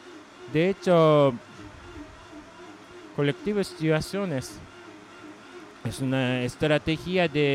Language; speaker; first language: Spanish; non-native, learner; Japanese